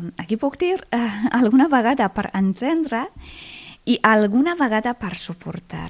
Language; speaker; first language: Catalan; non-native, fluent; Persian